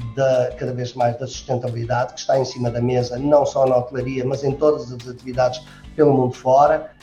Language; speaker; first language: Portuguese; native; Portuguese